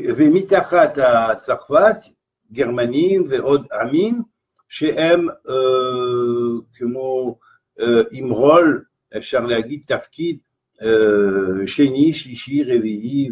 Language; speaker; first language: Hebrew; non-native, fluent; French